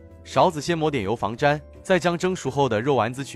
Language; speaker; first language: Chinese; native; Chinese